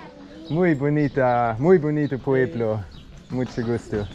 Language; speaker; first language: Spanish; non-native, learner; German